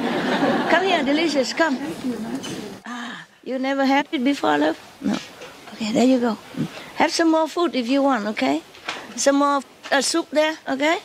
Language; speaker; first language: English; non-native, fluent; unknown